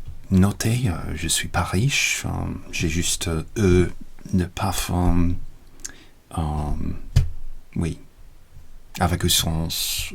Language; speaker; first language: French; non-native, learner; English